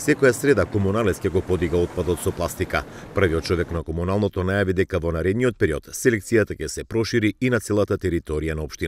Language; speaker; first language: Macedonian; native; Macedonian